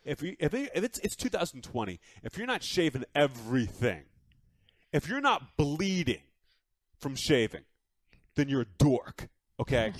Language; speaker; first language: English; native; English